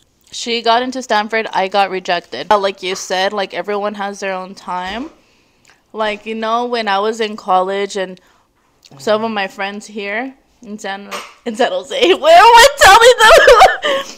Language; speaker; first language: English; early bilingual, other home language; Spanish